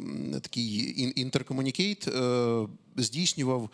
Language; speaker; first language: Ukrainian; native; Ukrainian